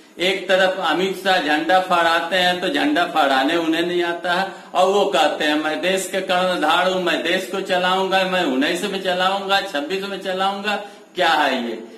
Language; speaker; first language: Hindi; native; Hindi